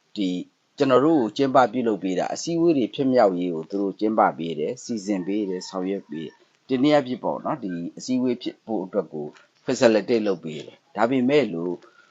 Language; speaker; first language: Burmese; non-native, local second language; Pa'o Karen